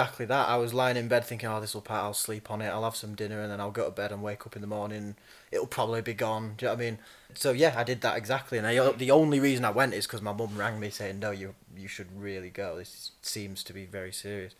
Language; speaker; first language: English; native; English